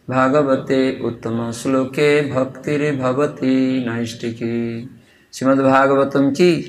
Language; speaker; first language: Bangla; non-native, fluent; Odia